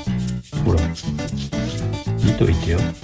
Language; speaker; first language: Japanese; native; Japanese